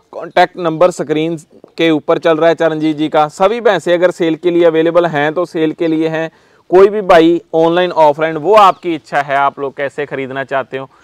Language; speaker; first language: Hindi; non-native, local second language; Punjabi